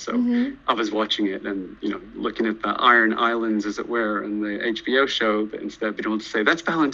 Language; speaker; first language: English; native; English